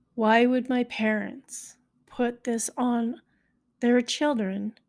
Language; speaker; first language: English; native; English